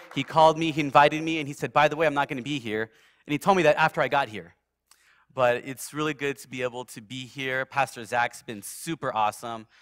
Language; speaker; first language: English; native; English